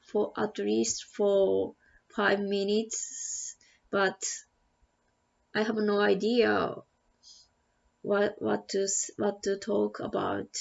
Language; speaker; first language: English; non-native, learner; Japanese